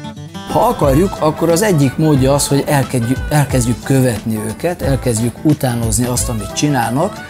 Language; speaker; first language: Hungarian; native; Hungarian